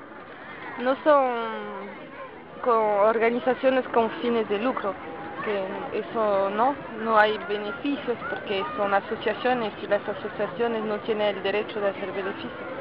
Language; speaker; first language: Spanish; non-native, fluent; French